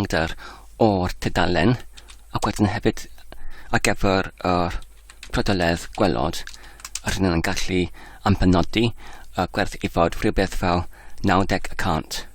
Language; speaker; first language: Welsh; non-native, fluent; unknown